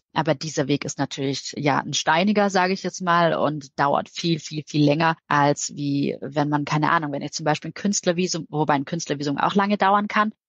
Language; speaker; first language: German; native; German